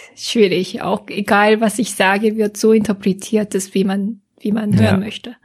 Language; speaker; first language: German; non-native, fluent; Korean